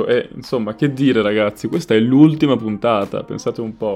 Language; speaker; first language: Italian; native; Italian